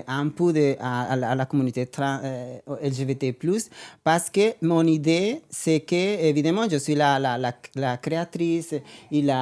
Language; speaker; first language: French; non-native, learner; Spanish